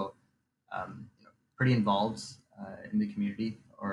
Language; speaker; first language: English; native; English